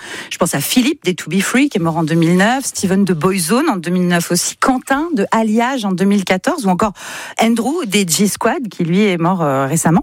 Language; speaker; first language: French; native; French